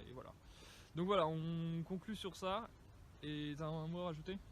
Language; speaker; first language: French; native; French